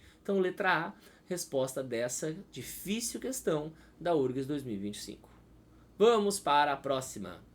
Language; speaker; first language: Portuguese; native; Portuguese